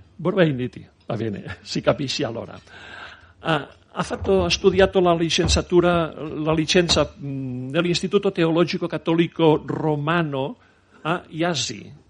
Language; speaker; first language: Italian; non-native, fluent; Catalan